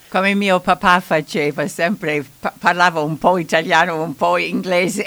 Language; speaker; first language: Italian; early bilingual, heritage; Italian